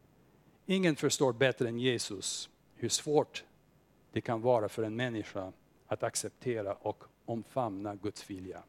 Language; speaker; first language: Swedish; non-native, fluent; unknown